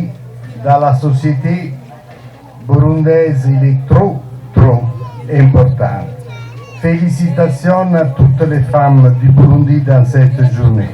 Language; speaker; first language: French; non-native, learner; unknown